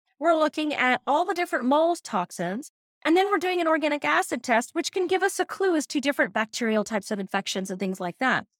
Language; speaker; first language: English; native; English